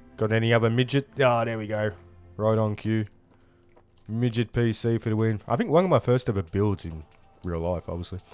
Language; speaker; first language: English; native; English